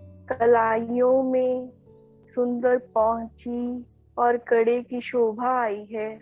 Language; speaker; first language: Hindi; native; Hindi